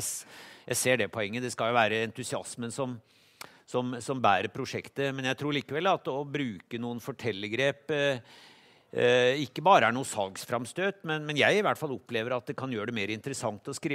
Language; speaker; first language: Norwegian; native; Norwegian